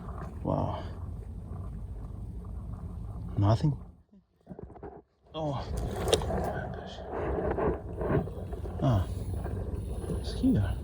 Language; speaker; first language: English; non-native, learner; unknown